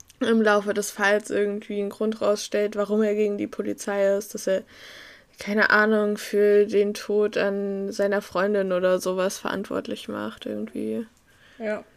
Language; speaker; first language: German; native; German